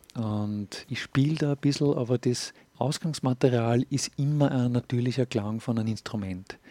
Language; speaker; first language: German; native; German